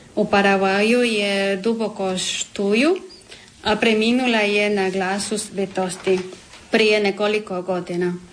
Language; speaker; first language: Croatian; non-native, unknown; Spanish